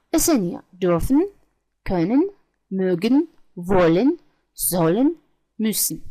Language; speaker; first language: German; non-native, fluent; Georgian